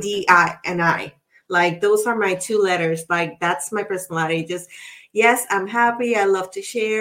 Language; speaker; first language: English; non-native, fluent; Spanish